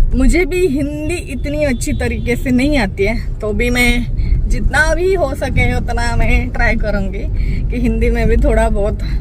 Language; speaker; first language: Hindi; non-native, local second language; Marathi